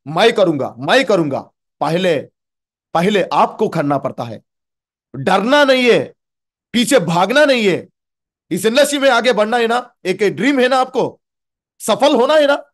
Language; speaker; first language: Hindi; non-native, local second language; Telugu